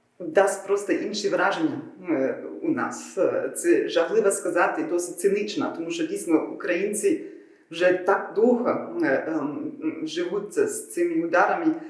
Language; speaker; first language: Ukrainian; non-native, fluent; German